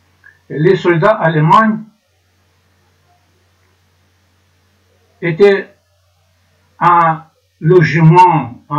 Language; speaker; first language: French; non-native, learner; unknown